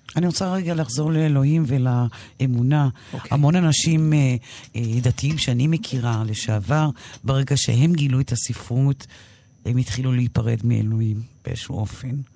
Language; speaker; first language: Hebrew; native; Hebrew